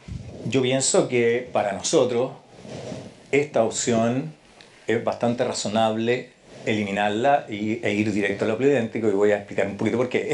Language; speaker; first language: Spanish; native; Spanish